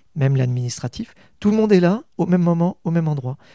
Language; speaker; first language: French; native; French